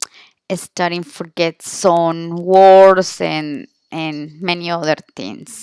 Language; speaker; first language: English; non-native, learner; Spanish